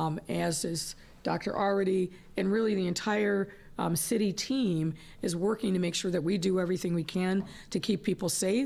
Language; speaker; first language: English; native; English